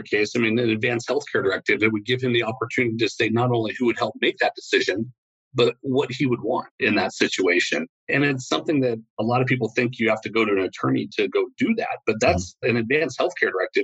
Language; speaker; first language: English; native; English